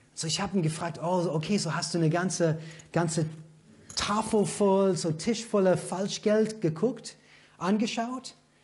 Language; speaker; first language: German; non-native, fluent; English